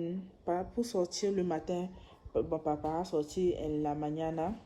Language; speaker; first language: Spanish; non-native, learner; French